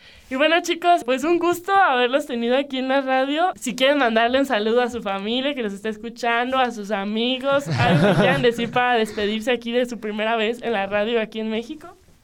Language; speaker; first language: Spanish; native; Spanish